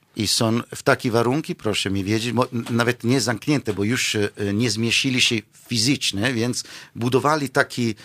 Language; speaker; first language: Polish; non-native, fluent; Italian